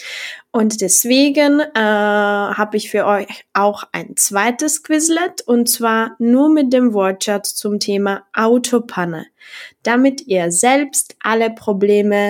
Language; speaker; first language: German; non-native, fluent; Czech